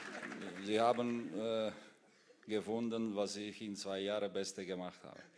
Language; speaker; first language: German; non-native, fluent; Russian